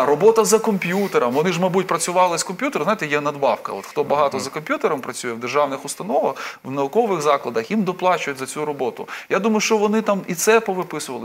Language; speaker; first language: Ukrainian; native; Ukrainian